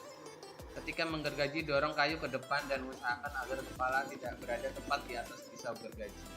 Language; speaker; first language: Indonesian; native; Indonesian